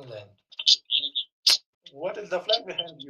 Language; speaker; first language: English; non-native, learner; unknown